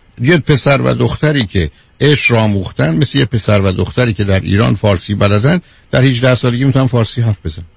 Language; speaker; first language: Persian; native; Persian